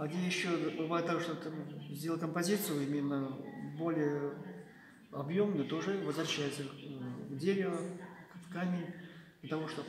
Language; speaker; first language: Russian; native; Russian